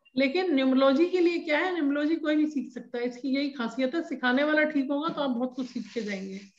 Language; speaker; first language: Hindi; native; Hindi